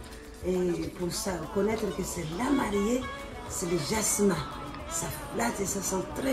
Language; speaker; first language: French; non-native, local second language; Comorian